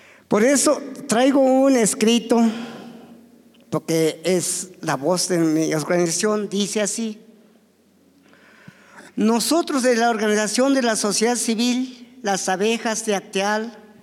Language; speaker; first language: Spanish; non-native, local second language; Tzotzil